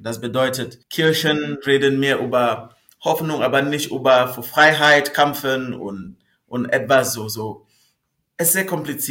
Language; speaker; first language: German; non-native, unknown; Northern Sotho